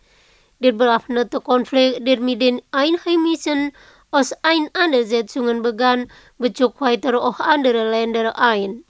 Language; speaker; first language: German; non-native, fluent; Indonesian